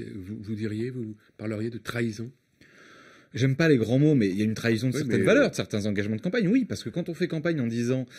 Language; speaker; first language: French; native; French